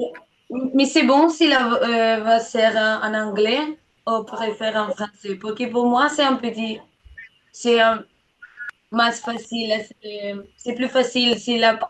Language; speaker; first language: French; non-native, learner; Spanish